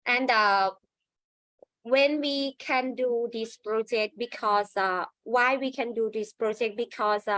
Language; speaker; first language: English; non-native, learner; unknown